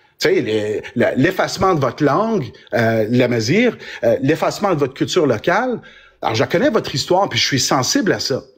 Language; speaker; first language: French; early bilingual, other home language; Arabic